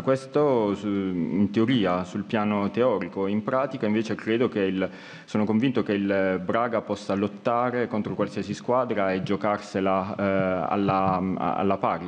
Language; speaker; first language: Italian; non-native, fluent; Portuguese